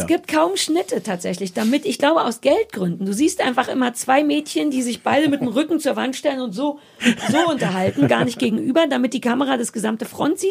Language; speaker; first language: German; native; German